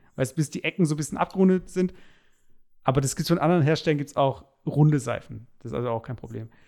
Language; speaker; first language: German; native; German